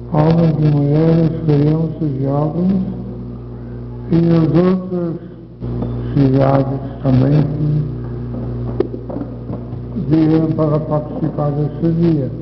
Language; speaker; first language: Portuguese; non-native, fluent; Dutch